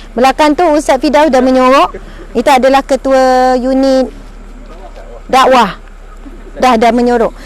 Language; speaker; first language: Malay; native; Malay